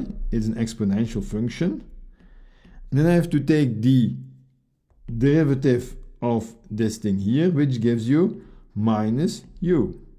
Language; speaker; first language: English; non-native, fluent; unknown